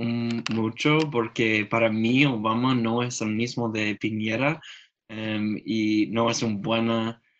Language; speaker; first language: Spanish; non-native, learner; English